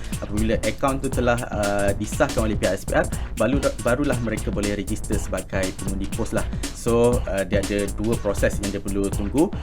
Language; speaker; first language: Malay; native; Malay